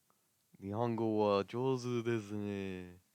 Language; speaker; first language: Japanese; non-native, learner; English